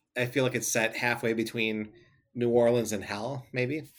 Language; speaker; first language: English; native; English